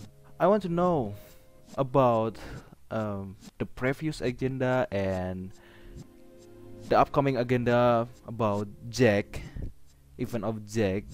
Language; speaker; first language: English; non-native, learner; Indonesian